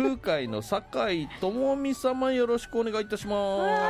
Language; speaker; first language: Japanese; native; Japanese